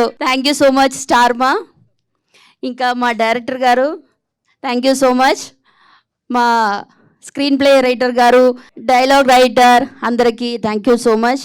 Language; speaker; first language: Telugu; non-native, fluent; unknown